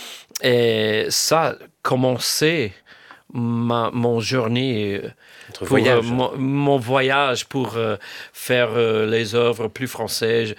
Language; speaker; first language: French; non-native, fluent; English